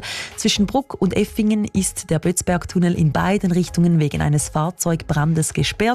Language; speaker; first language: German; native; German